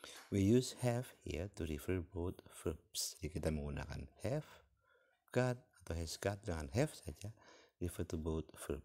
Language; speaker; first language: English; non-native, fluent; Indonesian